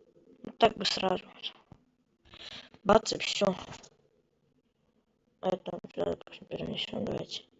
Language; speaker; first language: Russian; native; Russian